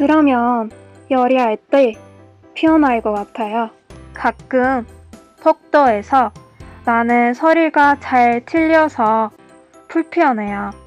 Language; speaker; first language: Korean; non-native, learner; Persian